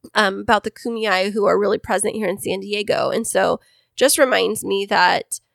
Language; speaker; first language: English; early bilingual, other home language; Spanish